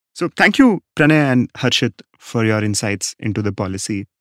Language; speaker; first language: English; non-native, local second language; Hindi